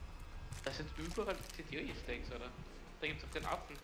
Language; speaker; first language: German; native; German